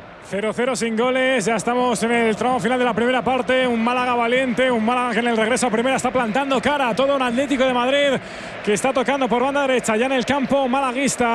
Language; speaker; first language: Spanish; native; Spanish